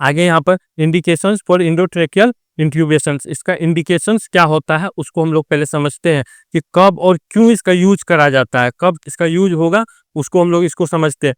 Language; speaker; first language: Hindi; native; Hindi